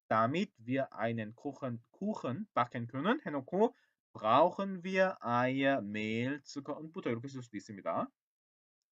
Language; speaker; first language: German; non-native, fluent; Korean